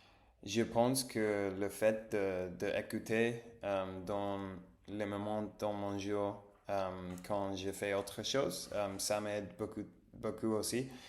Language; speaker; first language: French; non-native, learner; English